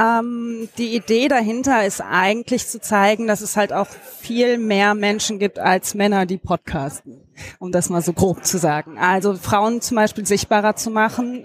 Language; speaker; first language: German; native; German